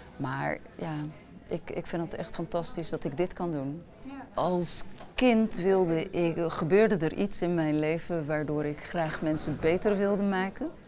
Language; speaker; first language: Dutch; early bilingual, other home language; Arabic